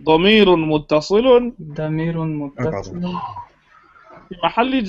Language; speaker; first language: Arabic; non-native, fluent; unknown